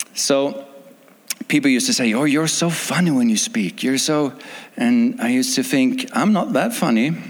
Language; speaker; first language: English; non-native, fluent; Swedish